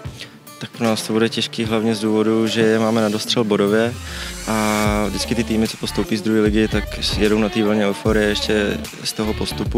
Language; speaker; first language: Czech; native; Czech